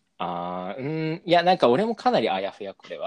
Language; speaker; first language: Japanese; native; Japanese